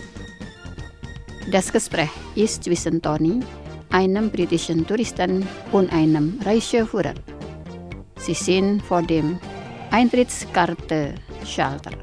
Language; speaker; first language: German; non-native, fluent; Indonesian